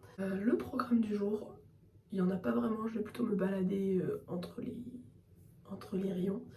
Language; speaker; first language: French; native; French